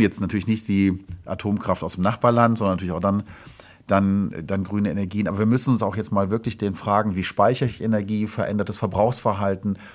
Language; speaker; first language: German; native; German